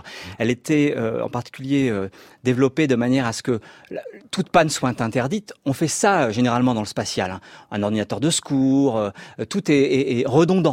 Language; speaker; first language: French; native; French